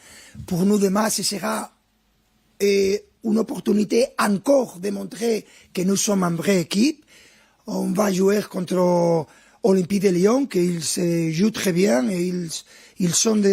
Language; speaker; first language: French; non-native, fluent; Spanish